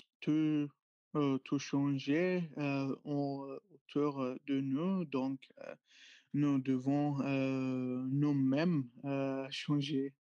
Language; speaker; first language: French; non-native, fluent; Arabic